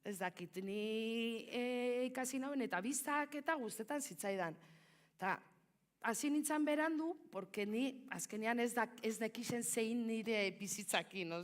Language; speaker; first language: Basque; non-native, local second language; Spanish